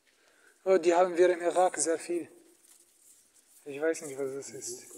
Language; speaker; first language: German; non-native, fluent; Arabic